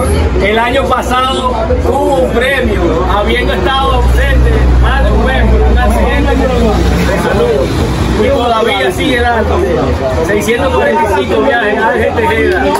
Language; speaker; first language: Spanish; native; Spanish